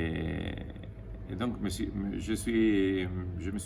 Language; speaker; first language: French; non-native, fluent; Italian